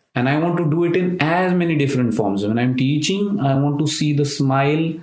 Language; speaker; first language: English; non-native, local second language; Marathi